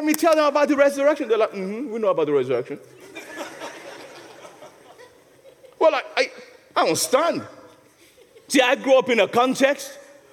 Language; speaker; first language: English; non-native, local second language; Yoruba